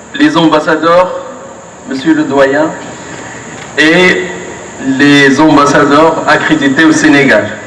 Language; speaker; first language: French; non-native, local second language; Arabic